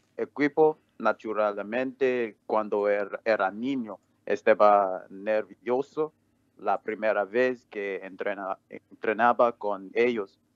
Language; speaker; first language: Spanish; non-native, learner; English